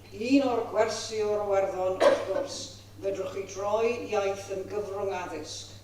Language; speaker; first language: Welsh; non-native, fluent; English